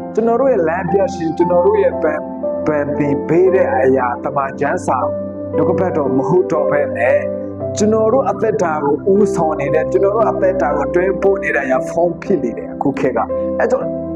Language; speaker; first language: Burmese; non-native, local second language; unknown